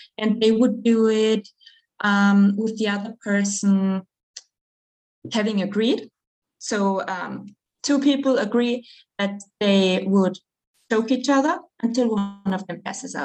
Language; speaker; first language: English; non-native, fluent; German